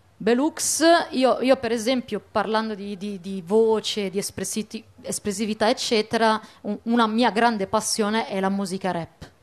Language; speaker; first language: Italian; early bilingual, other home language; Arabic